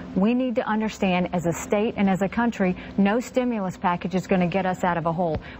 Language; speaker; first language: English; native; English